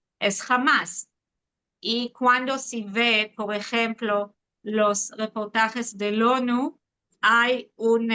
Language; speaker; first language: Spanish; non-native, fluent; Hebrew